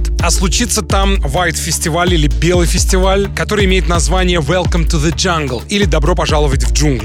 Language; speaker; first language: Russian; native; Russian